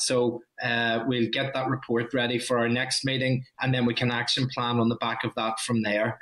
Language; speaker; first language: English; native; English